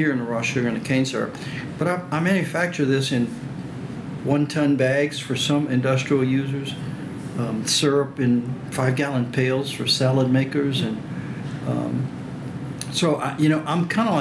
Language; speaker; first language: English; early bilingual, other home language; French